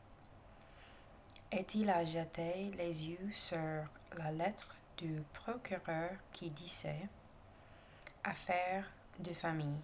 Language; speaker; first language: French; non-native, learner; English